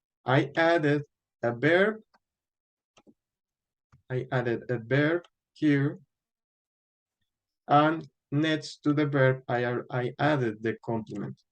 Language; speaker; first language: English; non-native, fluent; Spanish